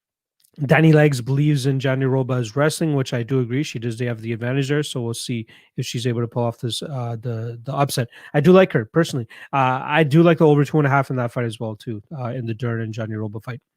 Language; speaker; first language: English; native; English